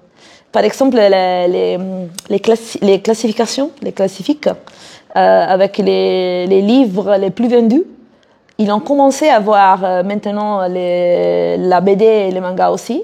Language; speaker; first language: French; non-native, fluent; Italian